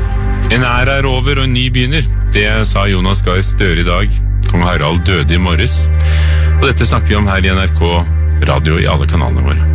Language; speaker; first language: Norwegian; native; Norwegian